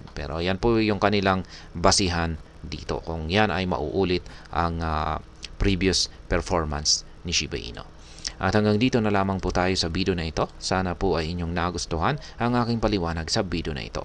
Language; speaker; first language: Filipino; native; Filipino